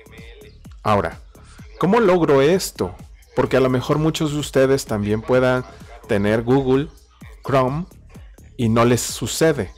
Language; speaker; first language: Spanish; native; Spanish